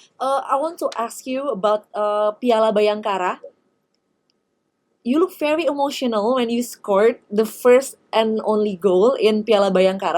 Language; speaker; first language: English; non-native, fluent; Indonesian